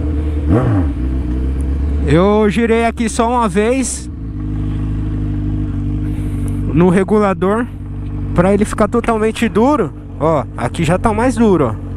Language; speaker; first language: Portuguese; native; Portuguese